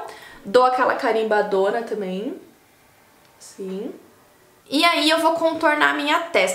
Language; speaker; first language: Portuguese; native; Portuguese